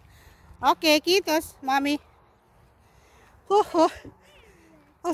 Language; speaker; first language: Finnish; non-native, learner; Cebuano